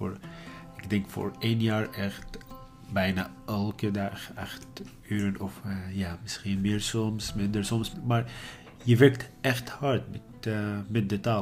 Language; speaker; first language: Dutch; non-native, learner; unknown